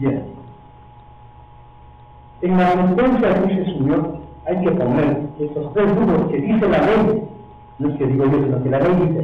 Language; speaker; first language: Spanish; native; Spanish